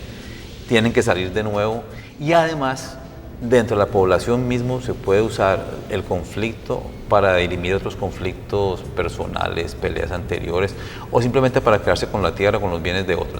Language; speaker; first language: Spanish; native; Spanish